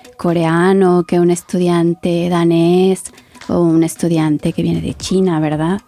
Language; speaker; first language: Spanish; native; Spanish